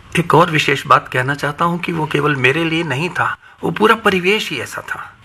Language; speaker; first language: Hindi; non-native, local second language; Punjabi